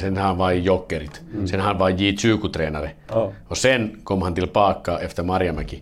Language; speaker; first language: Swedish; non-native, learner; Finnish